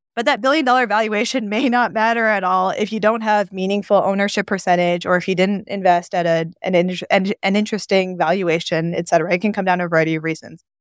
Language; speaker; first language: English; non-native, fluent; Japanese